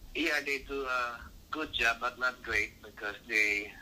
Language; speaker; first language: English; non-native, local second language; Filipino